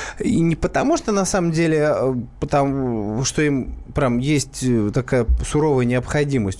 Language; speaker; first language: Russian; native; Russian